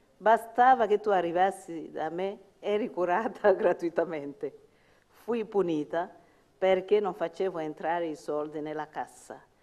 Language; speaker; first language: Italian; non-native, fluent; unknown